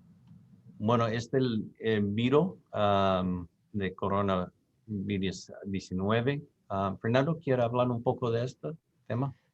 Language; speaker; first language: Spanish; non-native, fluent; English